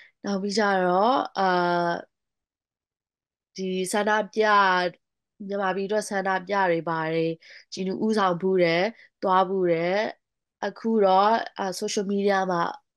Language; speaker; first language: Burmese; non-native, local second language; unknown